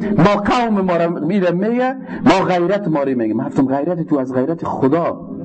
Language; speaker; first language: Persian; native; Persian